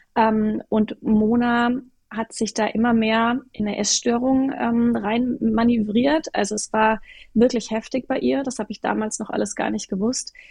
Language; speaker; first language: German; native; German